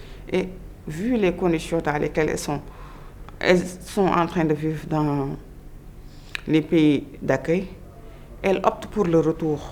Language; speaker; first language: French; non-native, local second language; Wolof